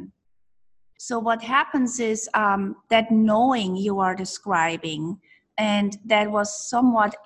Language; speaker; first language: English; non-native, fluent; Swiss German